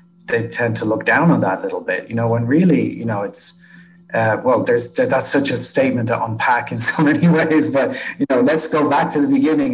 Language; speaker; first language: English; native; English